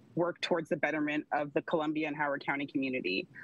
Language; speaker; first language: English; native; English